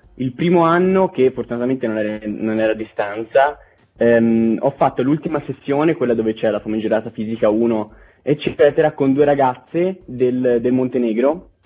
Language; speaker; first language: Italian; native; Italian